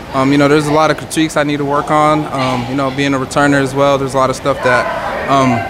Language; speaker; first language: English; native; English